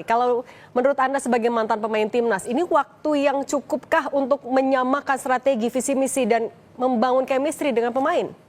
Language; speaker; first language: Indonesian; native; Indonesian